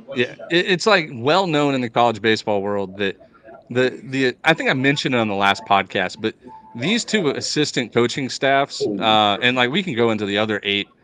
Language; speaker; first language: English; native; English